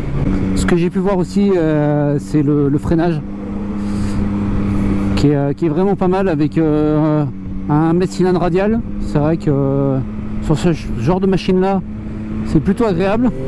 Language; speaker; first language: French; native; French